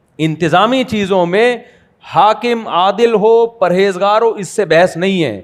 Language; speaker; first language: Urdu; native; Urdu